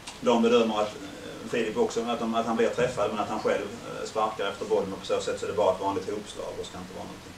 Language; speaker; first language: Swedish; native; Swedish